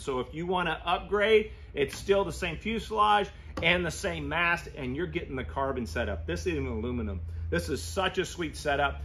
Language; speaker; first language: English; native; English